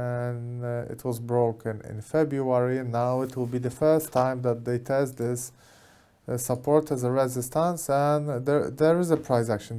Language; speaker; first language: English; non-native, fluent; Polish